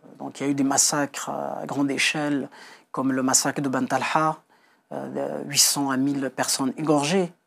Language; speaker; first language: French; non-native, local second language; Kabyle